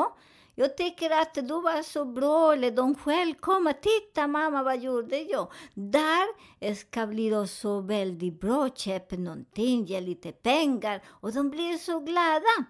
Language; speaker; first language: Swedish; non-native, learner; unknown